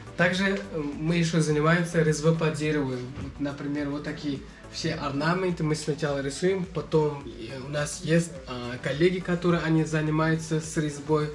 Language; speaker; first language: Russian; non-native, local second language; Uzbek